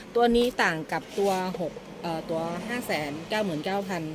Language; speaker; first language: Thai; native; Thai